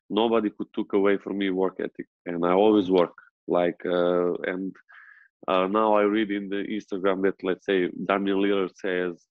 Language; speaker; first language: English; non-native, fluent; Serbian